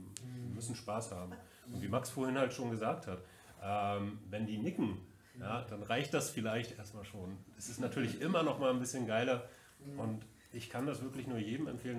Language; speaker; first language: German; native; German